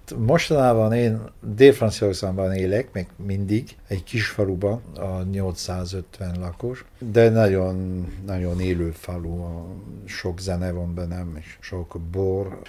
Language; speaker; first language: Hungarian; non-native, fluent; French